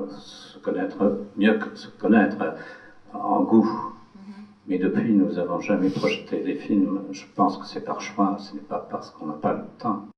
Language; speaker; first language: French; non-native, fluent; English